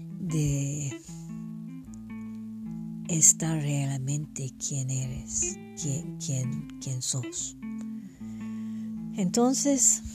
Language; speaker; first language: Spanish; non-native, fluent; French